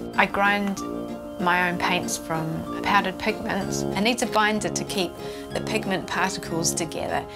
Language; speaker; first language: English; native; English